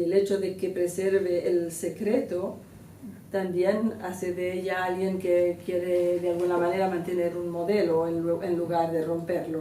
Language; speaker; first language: Spanish; native; Spanish